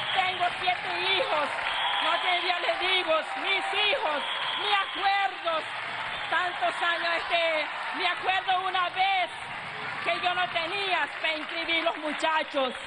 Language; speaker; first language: Spanish; non-native, local second language; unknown